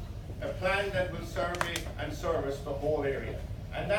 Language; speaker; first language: English; native; English